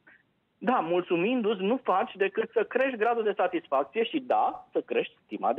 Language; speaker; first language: Romanian; native; Romanian